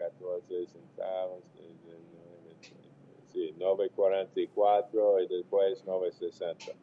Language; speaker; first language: Portuguese; non-native, fluent; English